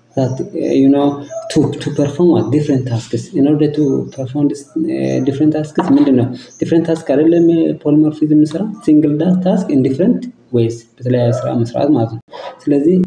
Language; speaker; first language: English; non-native, local second language; Amharic